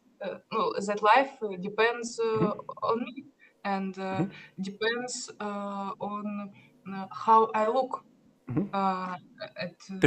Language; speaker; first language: English; non-native, learner; Russian